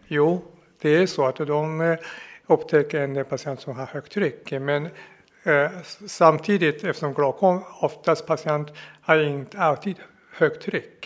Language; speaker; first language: Swedish; non-native, fluent; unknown